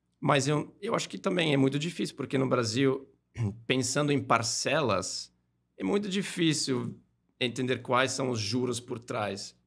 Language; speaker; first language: Portuguese; non-native, fluent; German